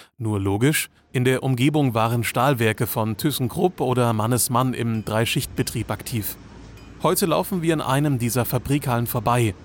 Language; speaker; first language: German; native; German